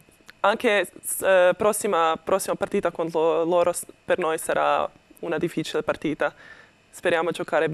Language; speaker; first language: Italian; non-native, learner; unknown